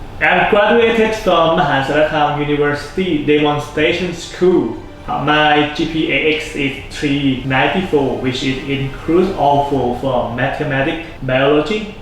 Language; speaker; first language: English; non-native, fluent; Thai